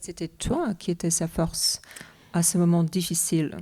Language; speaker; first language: French; non-native, fluent; Bosnian